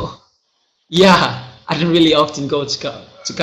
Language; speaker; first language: English; non-native, learner; Indonesian